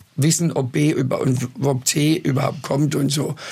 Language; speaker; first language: German; native; German